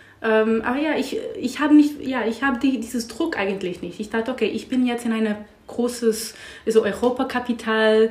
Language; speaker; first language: German; non-native, learner; English